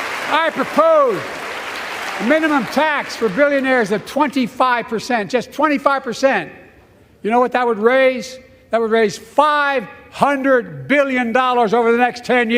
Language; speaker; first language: English; native; English